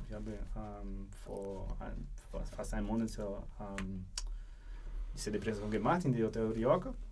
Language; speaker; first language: German; non-native, learner; Portuguese